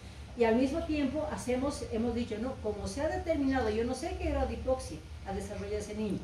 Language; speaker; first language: Spanish; native; Spanish